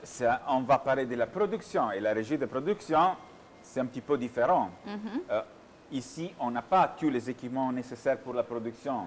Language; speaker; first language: French; non-native, fluent; Italian